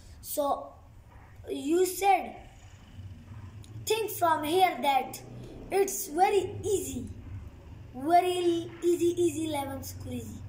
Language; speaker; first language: English; non-native, learner; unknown